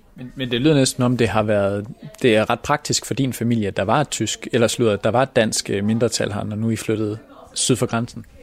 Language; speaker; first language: Danish; native; Danish